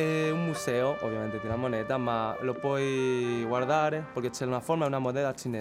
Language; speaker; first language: Italian; non-native, learner; Chinese